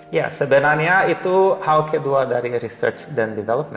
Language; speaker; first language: Indonesian; non-native, learner; Portuguese